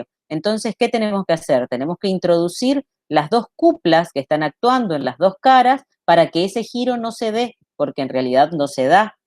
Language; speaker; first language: Spanish; native; Spanish